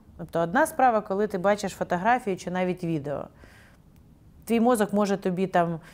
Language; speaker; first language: Ukrainian; native; Ukrainian